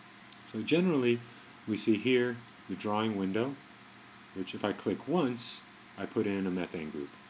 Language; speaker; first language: English; native; English